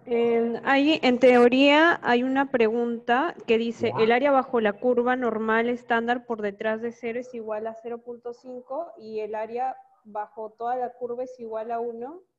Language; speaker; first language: Spanish; native; Spanish